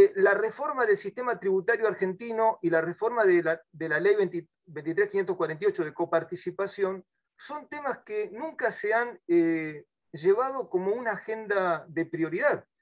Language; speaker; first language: Spanish; native; Spanish